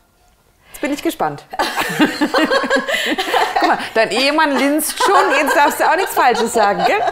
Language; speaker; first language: German; native; German